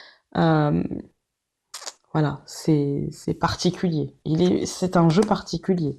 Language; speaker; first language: French; native; French